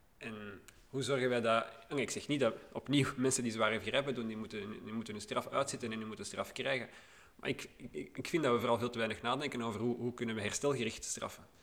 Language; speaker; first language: Dutch; native; Dutch